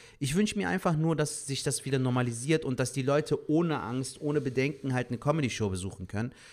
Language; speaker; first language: German; native; German